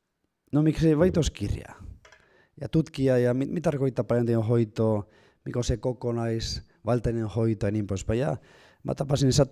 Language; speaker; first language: Finnish; non-native, fluent; Spanish